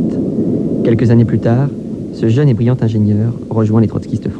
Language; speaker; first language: French; native; French